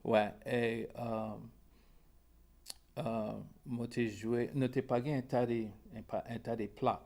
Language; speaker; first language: French; non-native, local second language; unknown